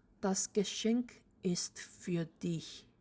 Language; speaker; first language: German; non-native, fluent; Korean